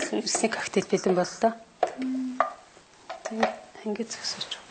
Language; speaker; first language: Mongolian; native; Mongolian